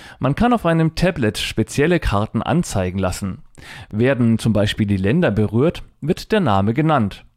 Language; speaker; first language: German; native; German